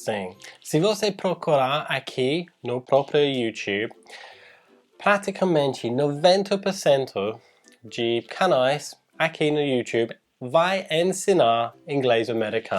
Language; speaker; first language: Portuguese; non-native, fluent; English